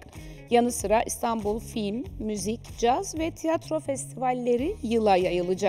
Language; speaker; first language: Turkish; native; Turkish